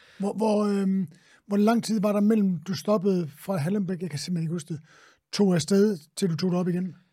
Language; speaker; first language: Danish; native; Danish